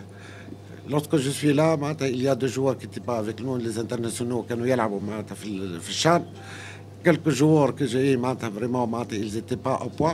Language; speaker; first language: French; non-native, local second language; Arabic